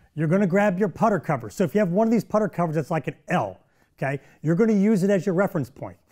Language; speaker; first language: English; native; English